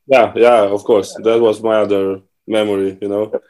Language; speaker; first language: English; non-native, fluent; Romanian